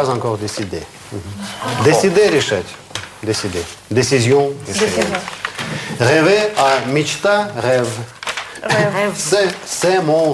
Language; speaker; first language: French; non-native, fluent; Russian